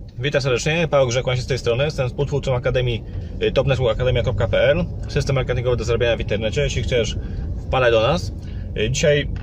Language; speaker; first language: Polish; native; Polish